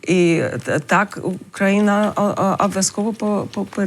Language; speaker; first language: Ukrainian; non-native, learner; English